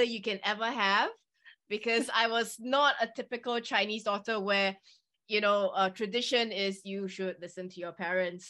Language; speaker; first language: English; native; English